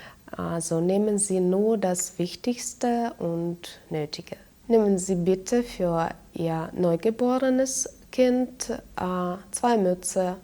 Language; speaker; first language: German; non-native, fluent; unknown